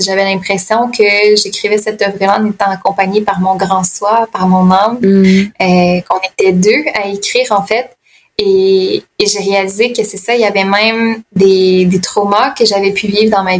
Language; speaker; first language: French; native; French